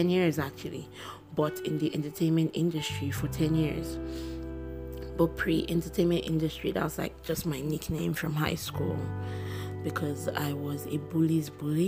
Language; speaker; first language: English; non-native, local second language; Yoruba